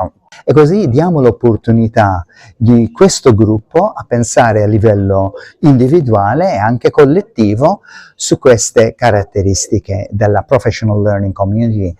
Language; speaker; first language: Italian; non-native, fluent; Maltese